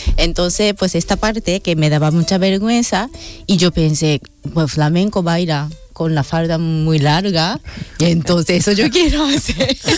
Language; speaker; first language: Spanish; non-native, fluent; Japanese